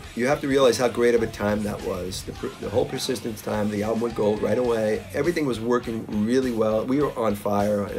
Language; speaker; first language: English; native; English